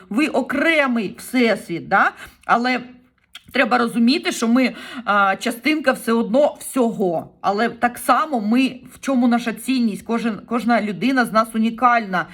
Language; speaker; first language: Ukrainian; non-native, local second language; Russian